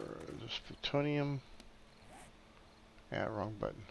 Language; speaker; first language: English; native; English